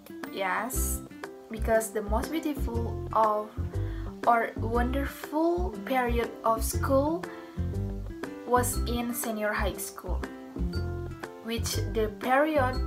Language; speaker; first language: English; non-native, learner; Indonesian